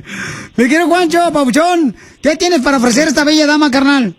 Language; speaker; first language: Spanish; native; Spanish